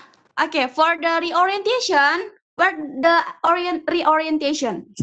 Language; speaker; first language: English; non-native, learner; Indonesian